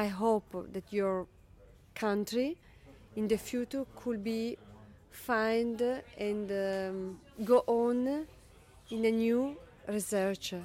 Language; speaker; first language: English; non-native, learner; Italian